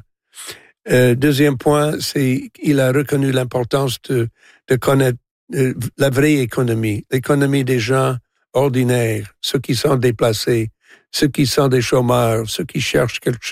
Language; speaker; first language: French; native; French